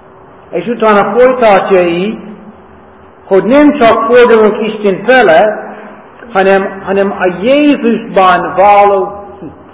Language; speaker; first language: Hungarian; non-native, learner; English